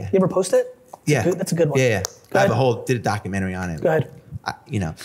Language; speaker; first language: English; native; English